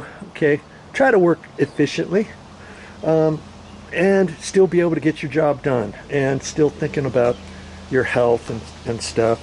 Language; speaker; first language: English; native; English